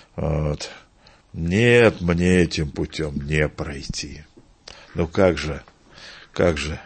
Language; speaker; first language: Russian; native; Russian